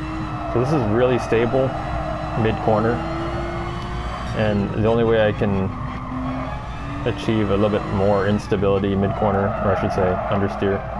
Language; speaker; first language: English; native; English